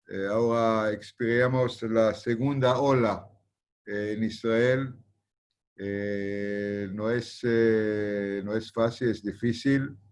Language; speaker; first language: Spanish; early bilingual, heritage; Spanish